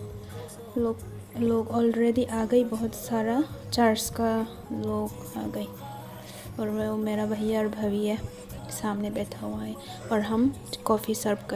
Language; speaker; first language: Hindi; non-native, local second language; Kok Borok